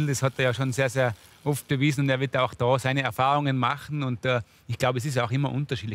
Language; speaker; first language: German; native; German